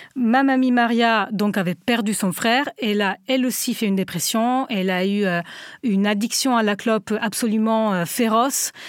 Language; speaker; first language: French; non-native, fluent; Italian